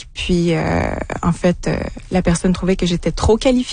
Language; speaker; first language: French; native; French